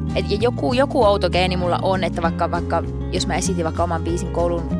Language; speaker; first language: Finnish; native; Finnish